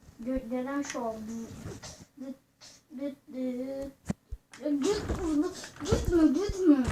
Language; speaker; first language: Turkish; native; Turkish